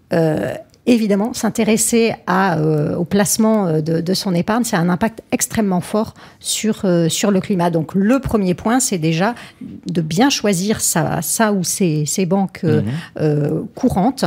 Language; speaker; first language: French; native; French